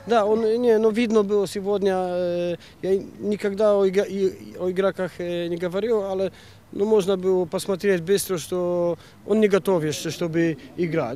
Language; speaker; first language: Russian; non-native, learner; Polish